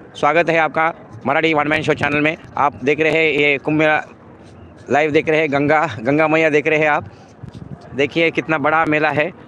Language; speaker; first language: Hindi; non-native, local second language; Marathi